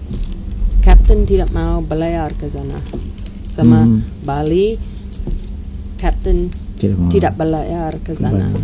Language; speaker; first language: Indonesian; non-native, learner; English